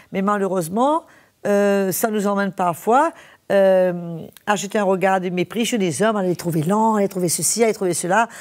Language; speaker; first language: French; native; French